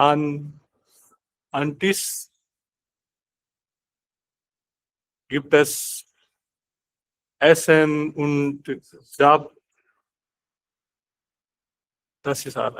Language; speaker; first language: German; non-native, learner; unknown